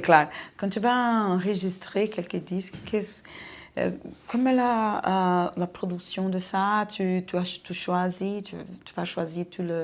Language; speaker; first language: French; non-native, learner; Portuguese